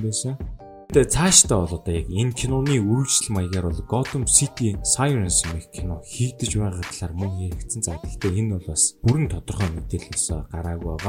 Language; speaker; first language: Mongolian; native; Mongolian